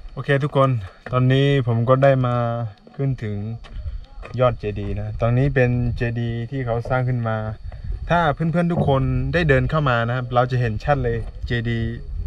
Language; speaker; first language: Thai; non-native, local second language; Karen languages